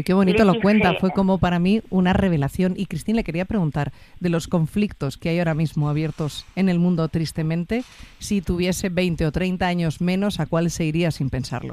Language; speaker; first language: Spanish; native; Spanish